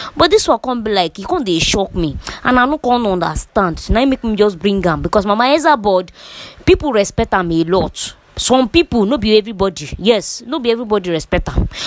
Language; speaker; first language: Nigerian Pidgin; native; Nigerian Pidgin